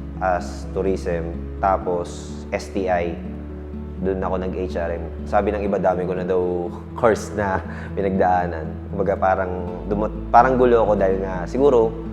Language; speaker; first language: Filipino; native; Filipino